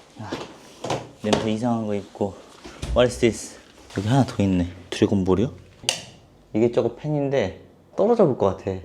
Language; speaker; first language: Korean; native; Korean